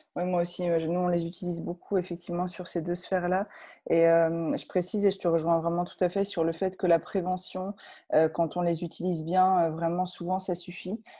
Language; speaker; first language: French; native; French